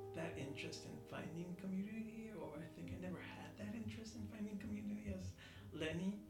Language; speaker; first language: English; early bilingual, other home language; Spanish